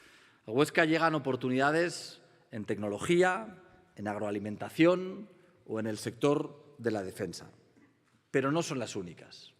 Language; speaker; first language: Spanish; native; Spanish